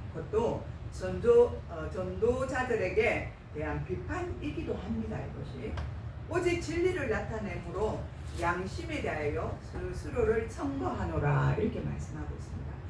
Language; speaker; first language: Korean; native; Korean